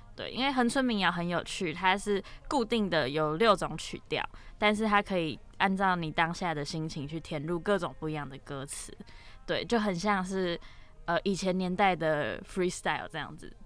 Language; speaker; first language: Chinese; native; Chinese